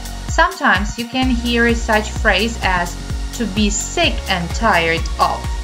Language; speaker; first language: English; non-native, fluent; Ukrainian